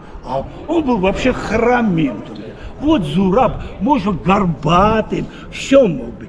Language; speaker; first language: Russian; non-native, fluent; Georgian